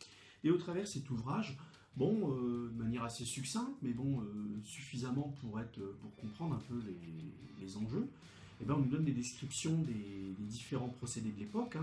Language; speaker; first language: French; native; French